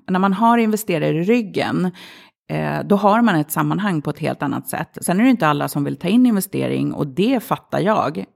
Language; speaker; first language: Swedish; early bilingual, other home language; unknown